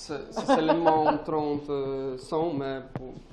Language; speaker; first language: French; non-native, learner; Polish